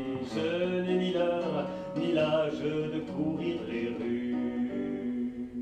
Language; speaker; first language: French; native; French